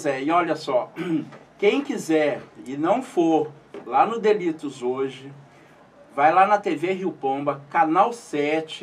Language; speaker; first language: Portuguese; native; Portuguese